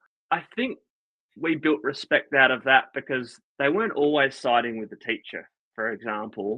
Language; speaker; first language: English; native; English